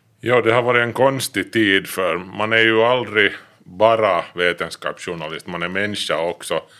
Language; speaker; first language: Swedish; native; Swedish